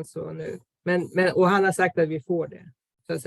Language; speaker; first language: Swedish; native; Swedish